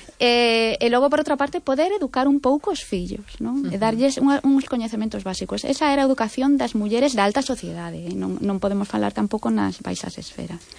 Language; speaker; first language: Galician; non-native, local second language; Spanish